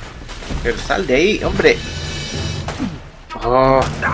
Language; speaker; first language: Spanish; native; Spanish